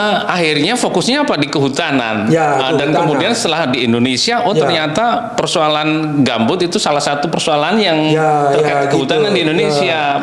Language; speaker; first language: Indonesian; native; Indonesian